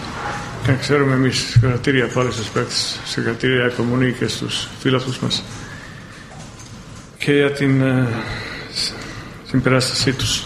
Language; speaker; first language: Greek; non-native, fluent; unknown